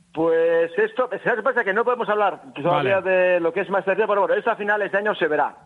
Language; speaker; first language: Spanish; native; Spanish